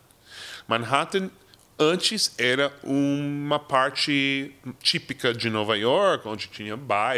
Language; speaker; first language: Portuguese; non-native, fluent; English